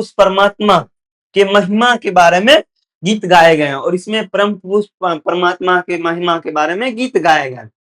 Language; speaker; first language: Hindi; native; Hindi